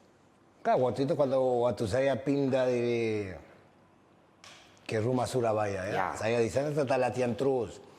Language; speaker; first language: Indonesian; non-native, fluent; Spanish